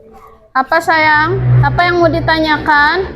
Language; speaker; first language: Indonesian; native; Indonesian